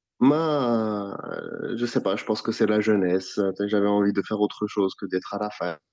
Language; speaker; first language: French; non-native, local second language; Arabic